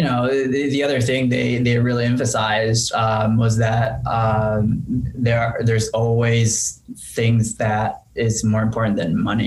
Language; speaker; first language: English; non-native, fluent; Japanese